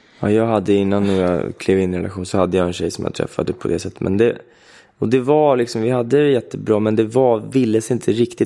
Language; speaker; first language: Swedish; native; Swedish